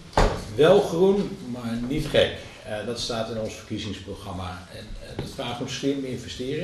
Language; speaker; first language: Dutch; native; Dutch